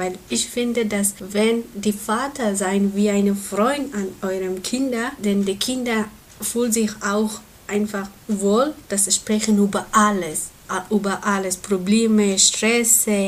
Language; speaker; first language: German; non-native, learner; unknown